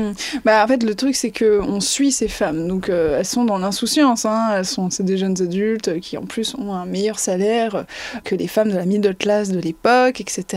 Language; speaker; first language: French; native; French